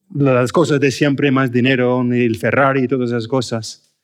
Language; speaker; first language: Spanish; non-native, fluent; English